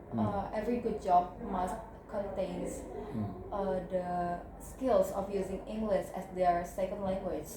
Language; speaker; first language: English; non-native, learner; Indonesian